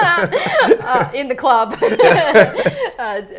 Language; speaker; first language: English; early bilingual, other home language; Russian